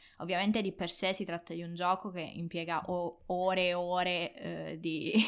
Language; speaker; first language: Italian; native; Italian